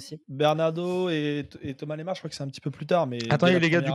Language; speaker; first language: French; native; French